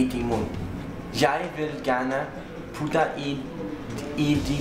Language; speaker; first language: Danish; non-native, learner; English